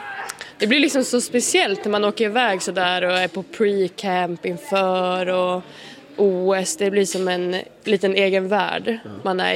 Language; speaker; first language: Swedish; native; Swedish